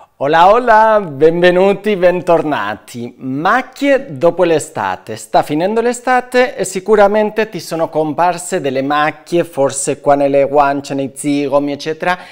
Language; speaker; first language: Italian; non-native, fluent; Spanish